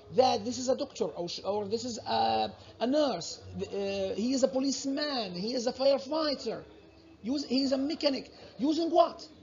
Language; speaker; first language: English; non-native, fluent; Arabic